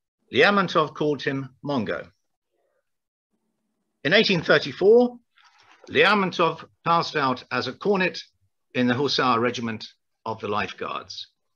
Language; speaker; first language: English; native; English